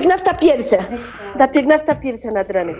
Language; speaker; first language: Polish; non-native, learner; Spanish